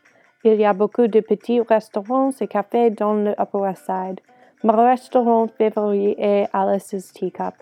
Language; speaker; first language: French; non-native, learner; English